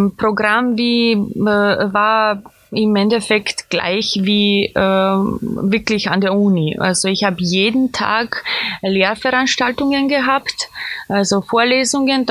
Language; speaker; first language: German; non-native, fluent; Serbian